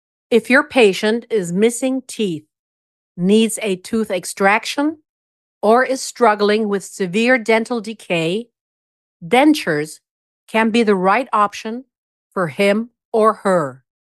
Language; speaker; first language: English; non-native, fluent; German